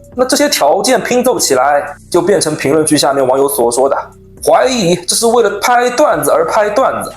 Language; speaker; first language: Chinese; native; Chinese